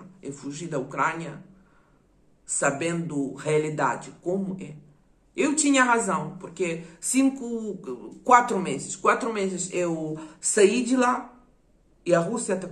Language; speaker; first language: Portuguese; non-native, fluent; Ukrainian